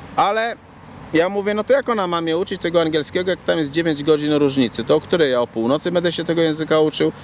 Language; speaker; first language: Polish; native; Polish